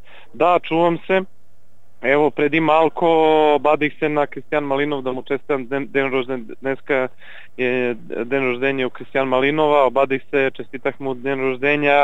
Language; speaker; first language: Bulgarian; non-native, learner; Serbian